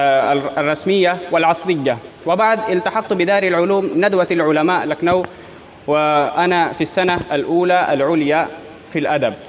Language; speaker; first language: Arabic; non-native, fluent; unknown